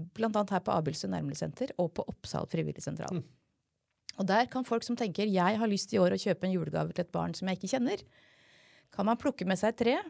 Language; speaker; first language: Norwegian; early bilingual, heritage; Norwegian